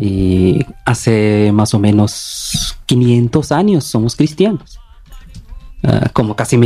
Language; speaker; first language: Spanish; non-native, learner; Bangla